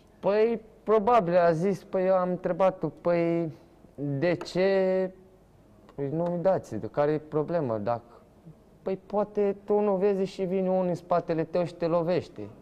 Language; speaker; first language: Romanian; non-native, fluent; Portuguese